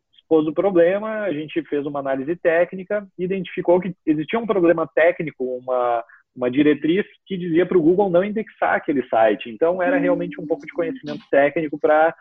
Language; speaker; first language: Portuguese; native; Portuguese